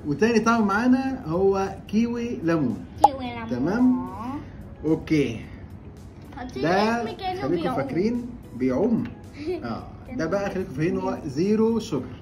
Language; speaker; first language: Arabic; native; Arabic